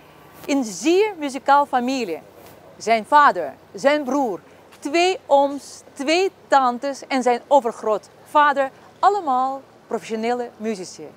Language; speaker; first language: Dutch; non-native, fluent; Russian